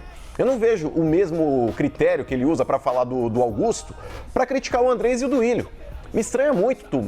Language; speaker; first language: Portuguese; native; Portuguese